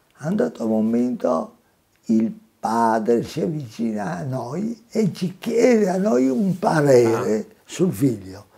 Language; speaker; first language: Italian; native; Italian